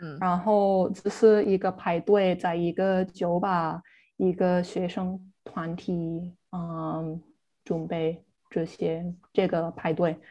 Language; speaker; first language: Chinese; non-native, fluent; English